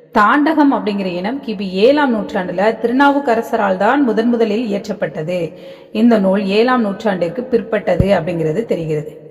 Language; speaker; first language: Tamil; native; Tamil